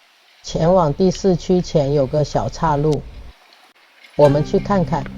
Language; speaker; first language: Chinese; native; Chinese